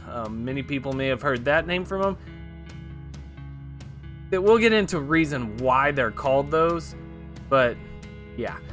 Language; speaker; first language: English; native; English